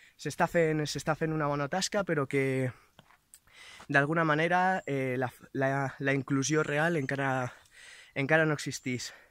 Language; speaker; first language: Catalan; native; Catalan